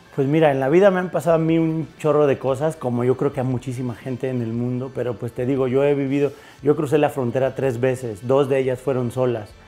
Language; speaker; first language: Spanish; native; Spanish